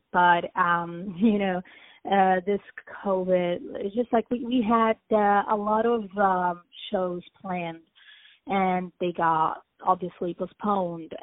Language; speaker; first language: English; early bilingual, other home language; Italian